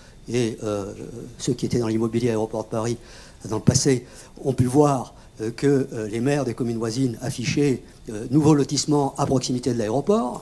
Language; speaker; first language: French; native; French